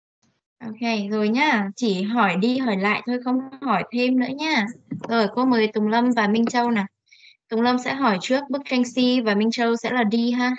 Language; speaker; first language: Vietnamese; native; Vietnamese